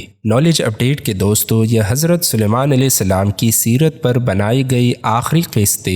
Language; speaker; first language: Urdu; native; Urdu